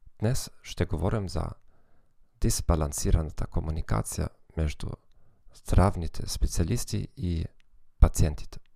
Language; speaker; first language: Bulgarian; non-native, fluent; German